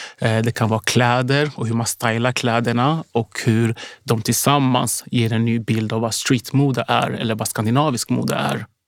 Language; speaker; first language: Swedish; early bilingual, other home language; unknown